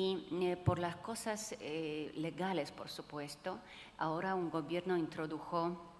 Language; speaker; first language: Spanish; non-native, fluent; Polish